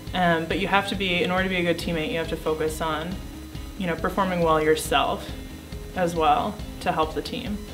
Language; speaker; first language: English; native; English